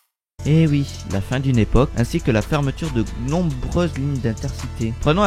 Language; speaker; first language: French; native; French